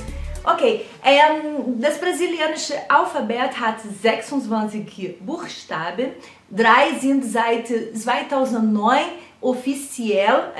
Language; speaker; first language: German; non-native, fluent; Portuguese